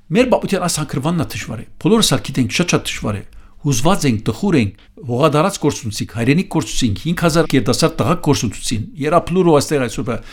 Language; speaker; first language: Armenian; native; Armenian